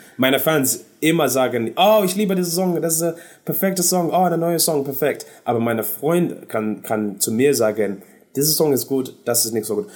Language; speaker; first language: German; non-native, learner; English